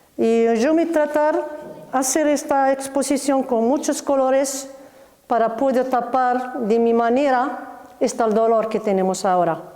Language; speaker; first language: Spanish; non-native, learner; Arabic